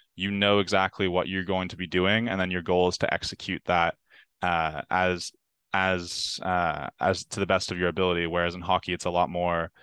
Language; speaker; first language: English; native; English